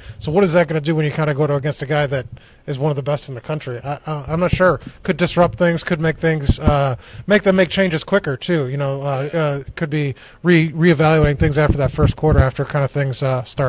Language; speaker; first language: English; native; English